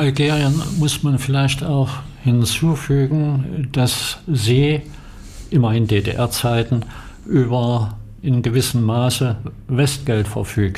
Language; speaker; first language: German; native; German